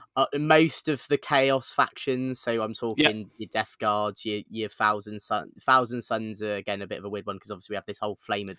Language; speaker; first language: English; native; English